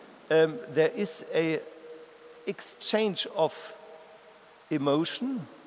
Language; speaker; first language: English; non-native, fluent; German